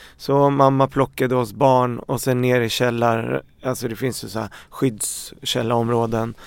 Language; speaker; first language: Swedish; early bilingual, other home language; Arabic